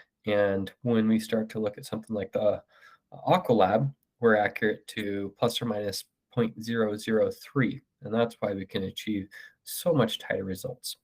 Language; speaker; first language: English; native; English